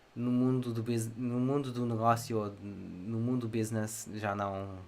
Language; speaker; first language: Portuguese; non-native, fluent; English